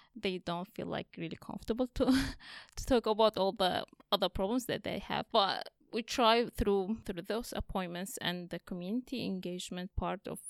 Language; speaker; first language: English; non-native, fluent; Arabic